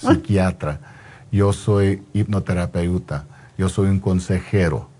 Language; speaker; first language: Spanish; non-native, fluent; English